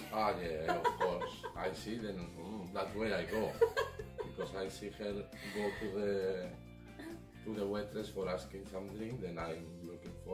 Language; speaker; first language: English; non-native, learner; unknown